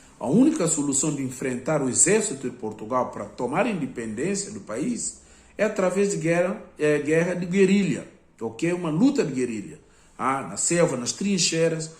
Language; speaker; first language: Portuguese; non-native, local second language; Upper Guinea Crioulo